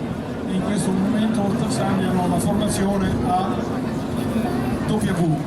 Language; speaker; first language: Italian; native; Italian